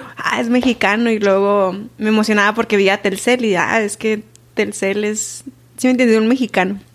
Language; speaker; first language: Spanish; early bilingual, heritage; Spanish